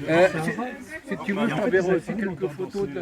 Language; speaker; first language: French; native; French